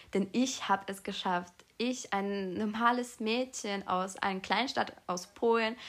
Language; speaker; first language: German; early bilingual, other home language; Polish